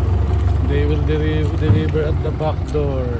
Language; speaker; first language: English; non-native, local second language; Filipino